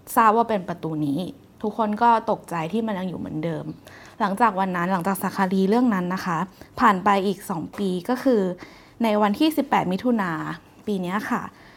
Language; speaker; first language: Thai; native; Thai